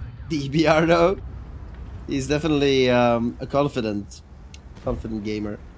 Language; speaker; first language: English; non-native, fluent; Czech